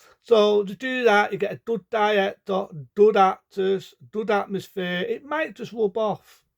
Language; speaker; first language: English; native; English